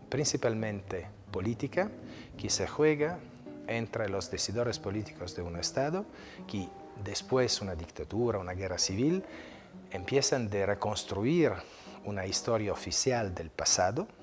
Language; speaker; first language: Spanish; non-native, fluent; Italian